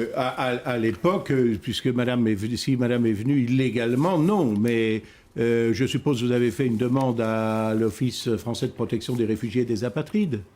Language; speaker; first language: French; native; French